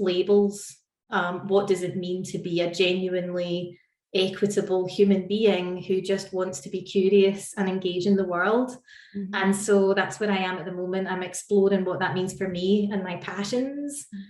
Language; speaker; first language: English; native; English